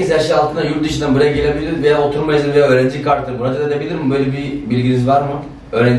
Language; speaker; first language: Turkish; non-native, fluent; Urdu